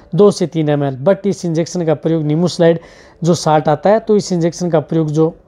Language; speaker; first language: Hindi; native; Hindi